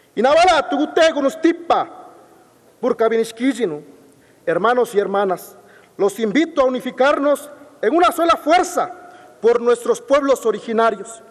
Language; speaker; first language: Spanish; non-native, local second language; Zapotec